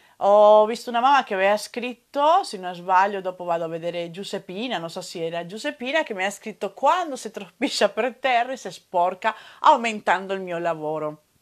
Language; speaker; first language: Italian; non-native, fluent; Spanish